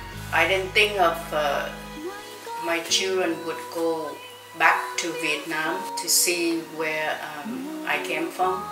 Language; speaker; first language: English; early bilingual, other home language; Vietnamese